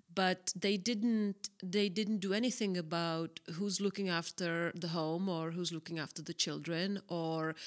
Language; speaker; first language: English; non-native, fluent; Czech